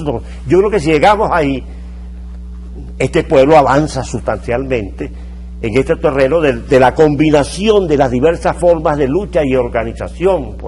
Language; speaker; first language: Spanish; native; Spanish